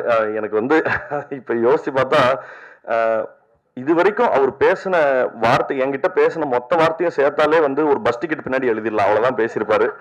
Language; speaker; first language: Tamil; native; Tamil